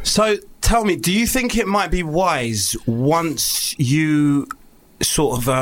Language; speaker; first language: English; native; English